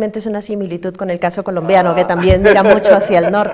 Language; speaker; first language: Spanish; native; Spanish